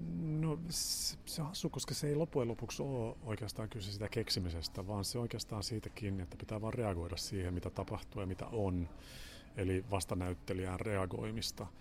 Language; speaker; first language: Finnish; non-native, local second language; Swedish